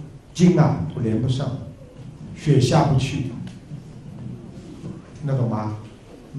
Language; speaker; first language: Chinese; native; Chinese